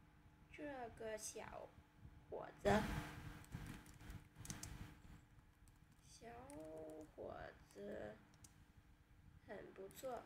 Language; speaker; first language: Chinese; non-native, learner; Vietnamese